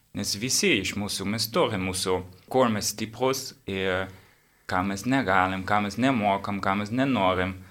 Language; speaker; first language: Lithuanian; non-native, learner; English